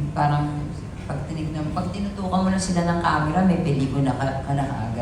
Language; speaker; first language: Filipino; native; Filipino